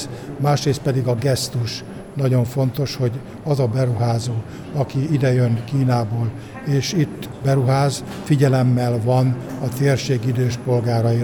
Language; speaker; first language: Hungarian; native; Hungarian